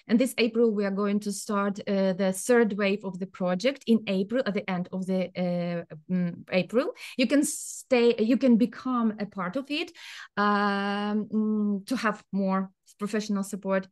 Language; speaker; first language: English; non-native, fluent; Ukrainian